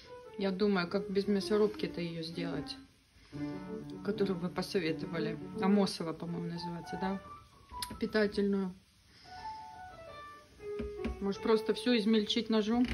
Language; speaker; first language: Russian; native; Russian